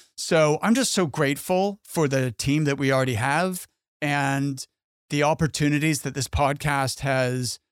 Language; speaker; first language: English; native; English